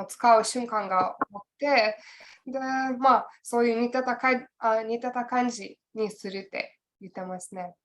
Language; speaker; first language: Japanese; non-native, learner; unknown